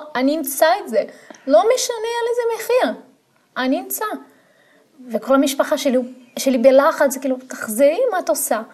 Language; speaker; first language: Hebrew; non-native, fluent; Portuguese